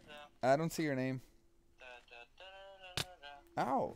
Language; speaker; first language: English; native; English